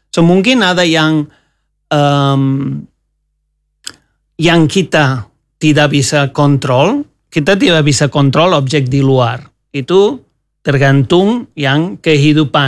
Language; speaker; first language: Indonesian; non-native, learner; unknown